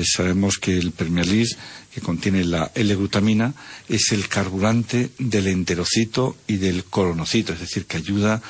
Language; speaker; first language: Spanish; native; Spanish